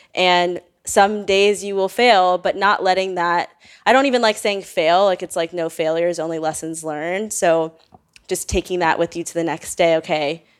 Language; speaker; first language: English; native; English